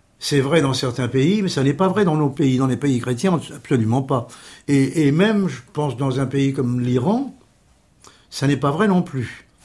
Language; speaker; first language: French; early bilingual, other home language; Armenian